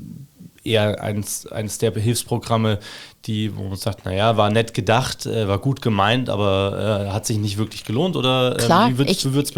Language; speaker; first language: German; native; German